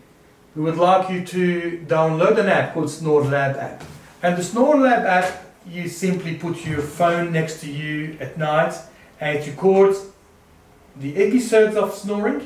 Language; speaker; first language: English; non-native, fluent; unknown